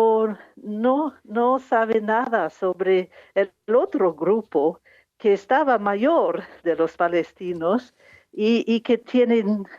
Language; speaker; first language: Spanish; non-native, fluent; English